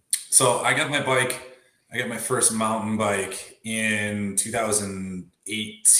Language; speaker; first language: English; native; English